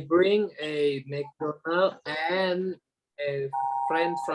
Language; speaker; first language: English; non-native, learner; Indonesian